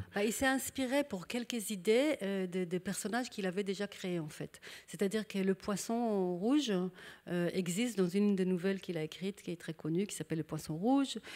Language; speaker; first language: French; non-native, fluent; Hebrew